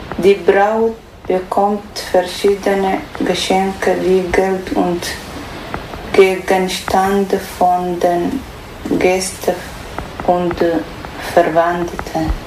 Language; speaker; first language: German; non-native, learner; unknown